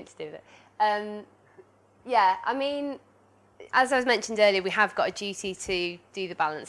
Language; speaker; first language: English; native; English